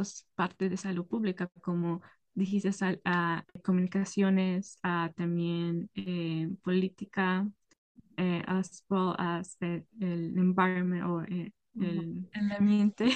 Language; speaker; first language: Spanish; early bilingual, heritage; Spanish